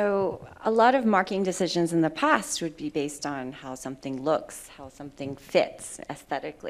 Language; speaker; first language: English; early bilingual, other home language; Vietnamese